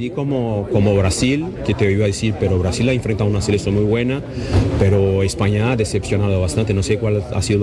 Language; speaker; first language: Spanish; non-native, fluent; Portuguese